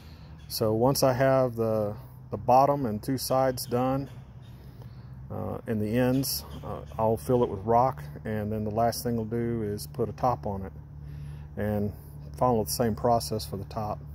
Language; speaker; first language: English; native; English